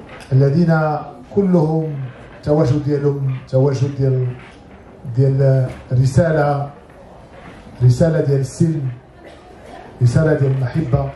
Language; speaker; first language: Arabic; native; Arabic